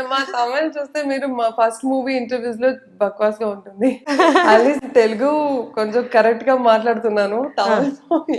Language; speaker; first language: Telugu; non-native, learner; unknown